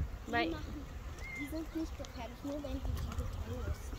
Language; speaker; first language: German; early bilingual, other home language; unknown